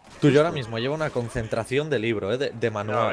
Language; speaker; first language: Spanish; native; Spanish